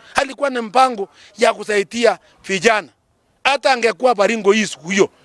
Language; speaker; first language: Swahili; non-native, local second language; Kalenjin